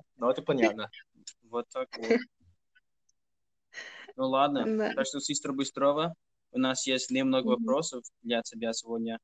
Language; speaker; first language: Russian; non-native, fluent; English